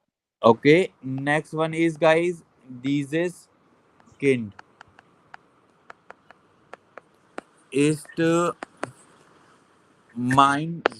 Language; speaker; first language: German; non-native, fluent; Hindi